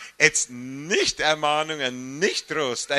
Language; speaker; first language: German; non-native, learner; English